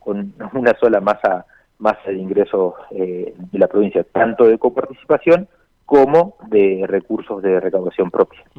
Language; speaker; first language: Spanish; native; Spanish